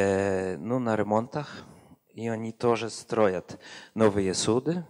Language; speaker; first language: Russian; non-native, learner; Polish